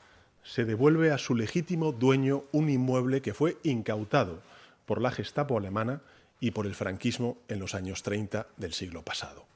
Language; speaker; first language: Spanish; native; Spanish